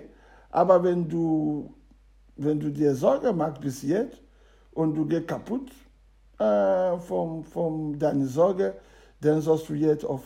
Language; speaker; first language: German; non-native, learner; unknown